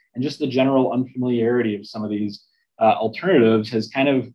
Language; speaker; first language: English; native; English